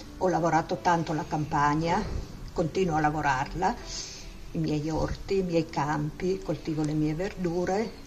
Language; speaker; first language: Italian; non-native, local second language; Friulian